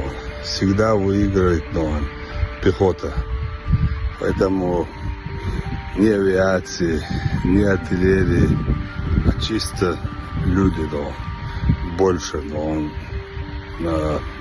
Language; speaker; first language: Russian; non-native, local second language; Chechen